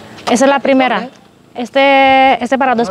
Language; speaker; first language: Spanish; non-native, learner; Indonesian